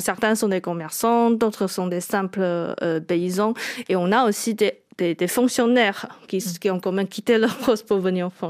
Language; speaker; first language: French; non-native, fluent; Chinese